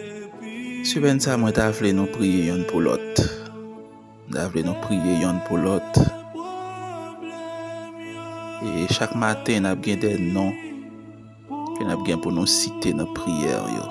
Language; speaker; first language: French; non-native, learner; Haitian Creole